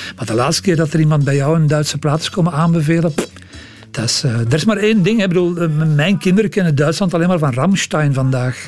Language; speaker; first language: Dutch; native; Dutch